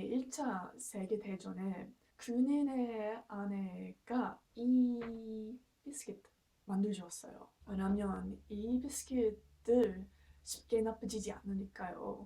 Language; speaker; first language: Korean; non-native, learner; English